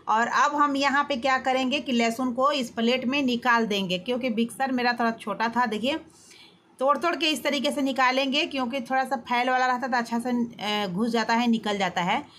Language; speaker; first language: Hindi; native; Hindi